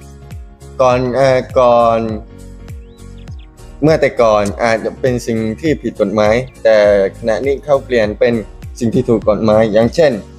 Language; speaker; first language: Thai; non-native, local second language; Malay